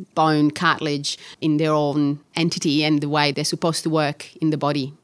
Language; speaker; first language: English; non-native, fluent; Italian